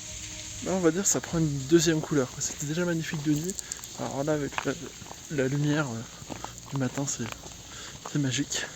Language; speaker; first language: French; native; French